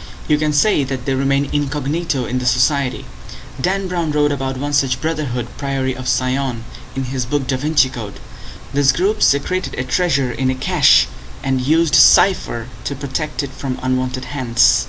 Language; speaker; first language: English; non-native, local second language; Bangla